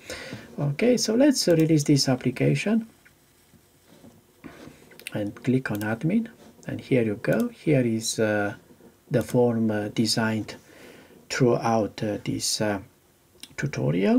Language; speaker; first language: English; non-native, fluent; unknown